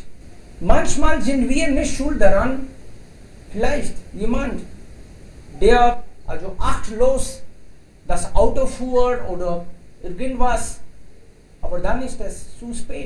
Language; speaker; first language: German; non-native, fluent; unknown